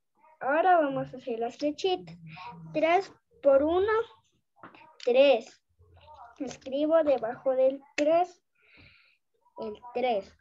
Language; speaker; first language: Spanish; native; Spanish